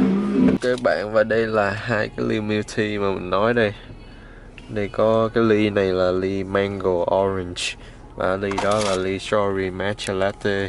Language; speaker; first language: Vietnamese; early bilingual, other home language; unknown